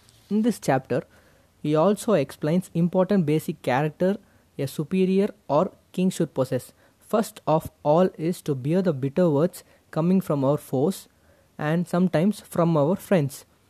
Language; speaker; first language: English; non-native, local second language; Tamil